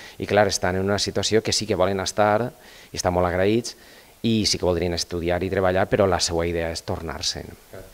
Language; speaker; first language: Catalan; native; Catalan